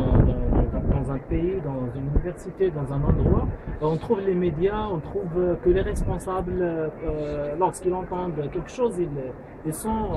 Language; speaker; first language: French; non-native, local second language; Arabic